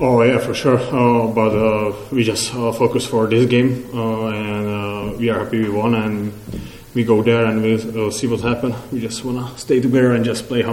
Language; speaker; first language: English; non-native, learner; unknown